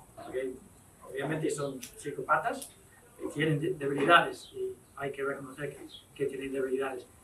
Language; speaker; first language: Spanish; non-native, fluent; English